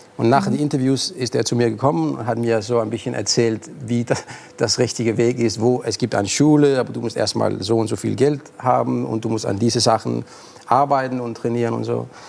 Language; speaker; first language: German; non-native, fluent; Arabic